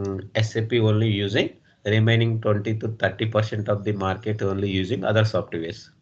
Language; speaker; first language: English; non-native, local second language; Telugu